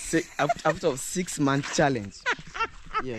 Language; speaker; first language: English; non-native, local second language; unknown